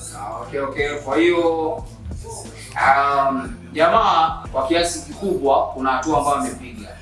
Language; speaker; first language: Swahili; native; Swahili